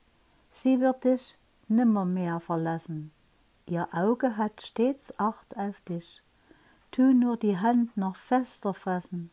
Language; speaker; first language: German; native; German